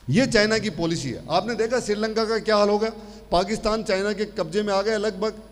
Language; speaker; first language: Hindi; native; Hindi